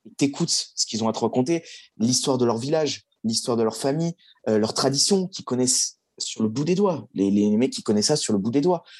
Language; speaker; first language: French; native; French